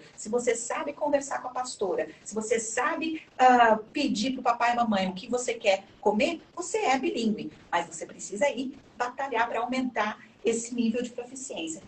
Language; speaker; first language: Portuguese; native; Portuguese